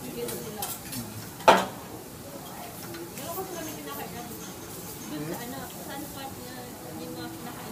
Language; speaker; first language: Filipino; non-native, local second language; Iloko